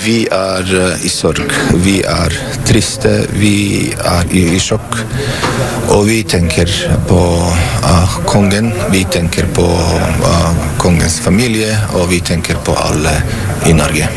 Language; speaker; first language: Norwegian; non-native, fluent; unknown